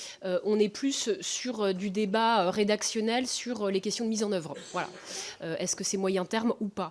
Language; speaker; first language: French; native; French